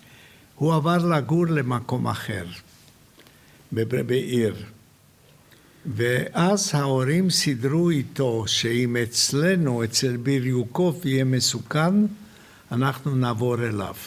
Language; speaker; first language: Hebrew; non-native, fluent; Hungarian